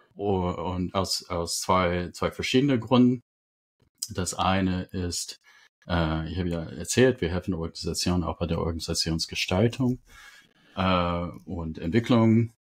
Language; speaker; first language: German; non-native, fluent; English